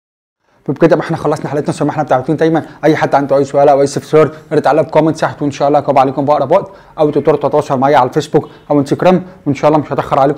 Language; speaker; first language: Arabic; native; Arabic